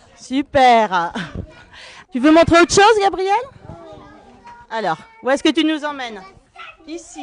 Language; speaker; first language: French; native; French